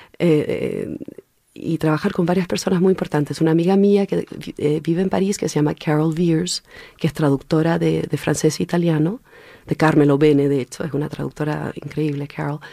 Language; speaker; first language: Spanish; early bilingual, heritage; Spanish